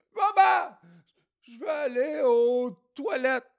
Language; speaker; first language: French; native; French